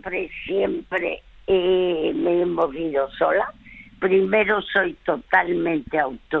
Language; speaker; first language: Spanish; early bilingual, other home language; French